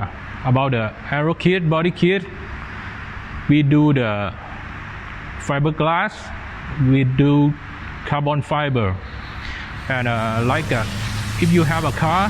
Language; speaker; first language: English; non-native, learner; Thai